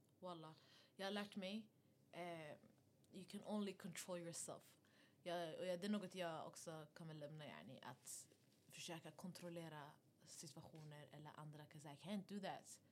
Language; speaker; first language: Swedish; early bilingual, other home language; Arabic